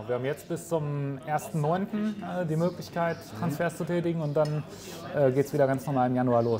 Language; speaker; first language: German; native; German